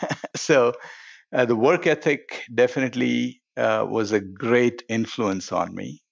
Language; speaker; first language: English; non-native, local second language; Telugu